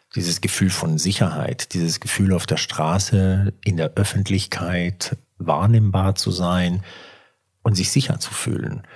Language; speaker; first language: German; early bilingual, other home language; Italian